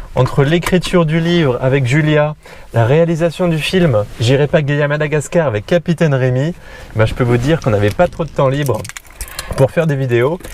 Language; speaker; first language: French; native; French